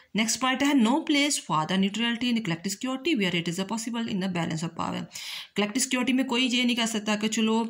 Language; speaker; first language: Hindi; non-native, local second language; Punjabi